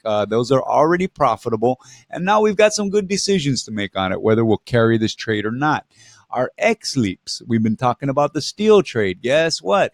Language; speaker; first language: English; native; English